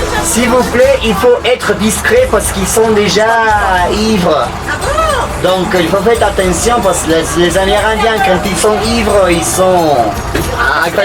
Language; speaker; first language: French; non-native, fluent; Spanish